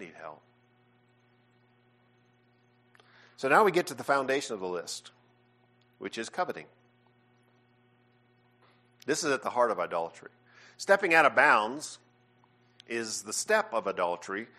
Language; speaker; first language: English; native; English